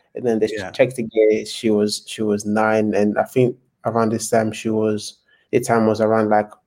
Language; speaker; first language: English; non-native, local second language; Yoruba